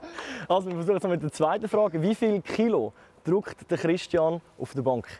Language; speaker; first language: German; native; German